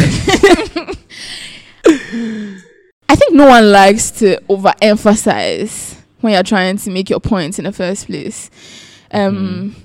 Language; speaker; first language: English; non-native, local second language; Akan